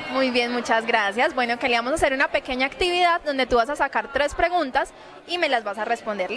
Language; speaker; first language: Spanish; native; Spanish